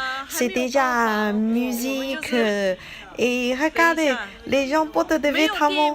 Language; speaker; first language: French; non-native, learner; Chinese